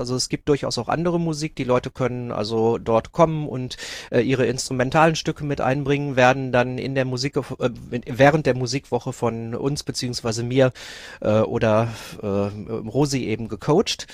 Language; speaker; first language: German; native; German